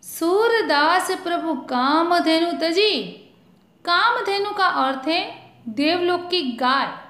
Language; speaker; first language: Hindi; non-native, local second language; Gujarati